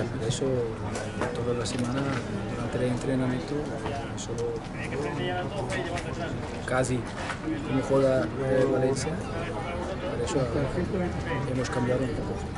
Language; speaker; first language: Spanish; non-native, learner; German